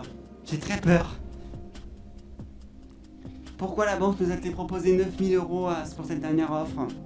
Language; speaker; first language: French; native; French